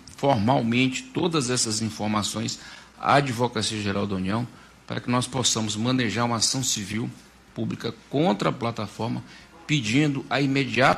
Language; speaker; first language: Portuguese; native; Portuguese